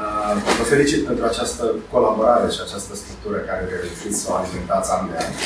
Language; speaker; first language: Romanian; native; Romanian